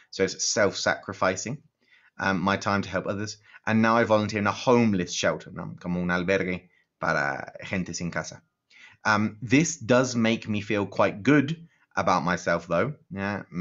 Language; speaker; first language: English; native; English